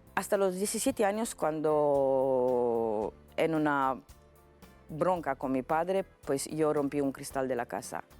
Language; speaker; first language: Spanish; non-native, fluent; Romanian